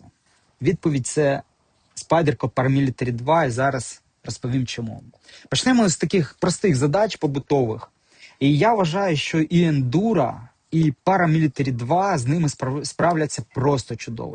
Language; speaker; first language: Ukrainian; native; Ukrainian